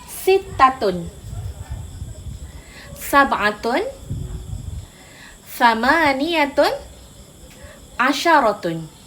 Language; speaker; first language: Arabic; non-native, fluent; Malay